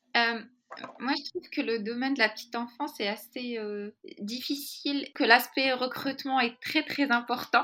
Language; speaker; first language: French; native; French